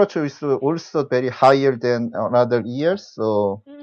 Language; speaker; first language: English; non-native, learner; Korean